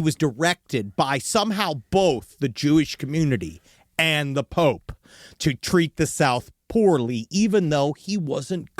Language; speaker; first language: English; native; English